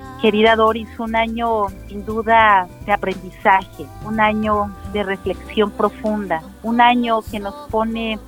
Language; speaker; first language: Spanish; native; Spanish